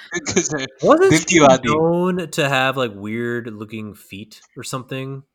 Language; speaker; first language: English; native; English